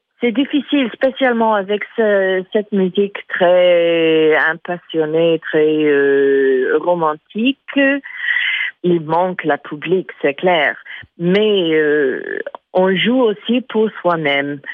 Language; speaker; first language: French; non-native, fluent; English